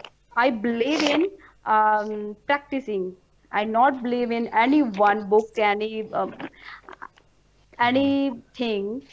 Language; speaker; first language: English; non-native, learner; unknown